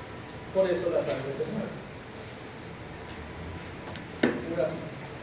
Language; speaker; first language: Spanish; native; Spanish